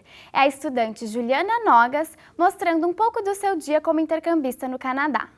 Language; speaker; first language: Portuguese; native; Portuguese